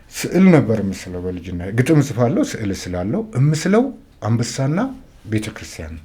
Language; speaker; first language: Amharic; native; Amharic